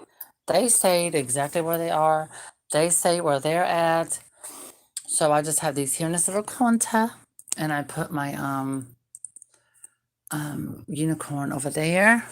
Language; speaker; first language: English; native; English